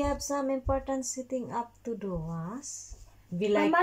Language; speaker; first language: English; non-native, learner; Cebuano